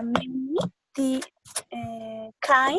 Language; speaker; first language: English; non-native, learner; Spanish